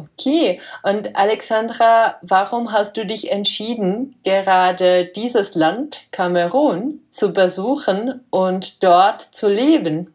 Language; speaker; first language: German; non-native, fluent; Czech